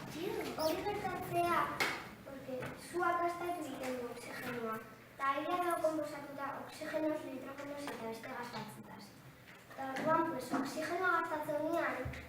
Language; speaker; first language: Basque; non-native, local second language; Spanish